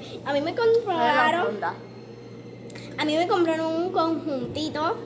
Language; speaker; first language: Spanish; native; Spanish